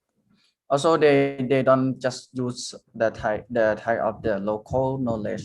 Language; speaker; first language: English; non-native, learner; Thai